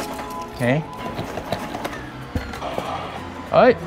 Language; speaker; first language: Chinese; native; Chinese